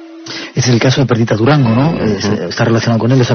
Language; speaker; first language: Spanish; native; Spanish